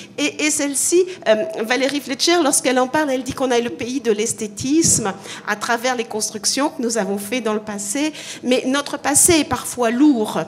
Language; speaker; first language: French; native; French